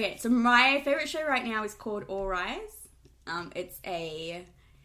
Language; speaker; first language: English; non-native, local second language; Spanish